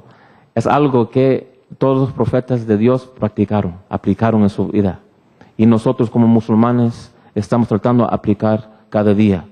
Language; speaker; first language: Spanish; early bilingual, heritage; Spanish